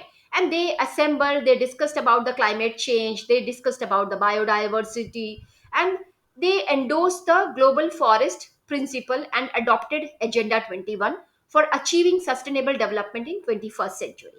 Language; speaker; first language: English; non-native, local second language; Hindi